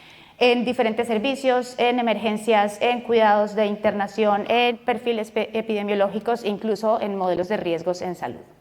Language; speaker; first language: Spanish; native; Spanish